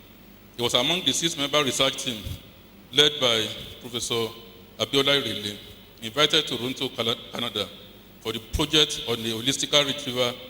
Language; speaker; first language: English; non-native, local second language; Yoruba